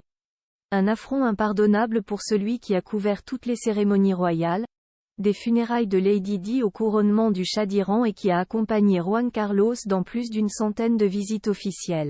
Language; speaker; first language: French; native; French